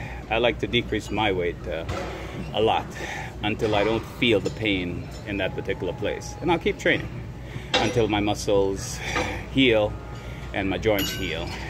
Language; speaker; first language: English; native; English